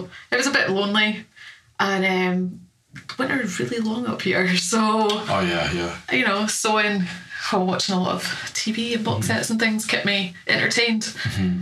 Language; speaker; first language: English; native; English